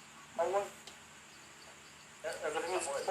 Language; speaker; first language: English; non-native, learner; Turkish